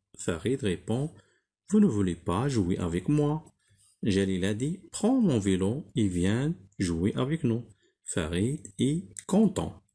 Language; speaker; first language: French; non-native, local second language; Arabic